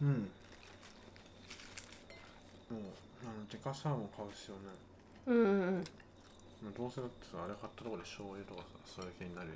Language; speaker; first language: Japanese; native; Japanese